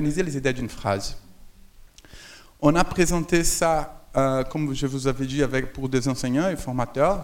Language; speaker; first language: French; non-native, fluent; Portuguese